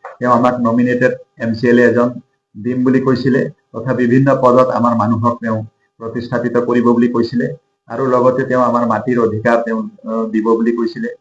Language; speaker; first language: Assamese; non-native, local second language; Hindi